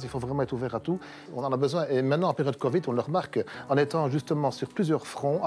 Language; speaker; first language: French; native; French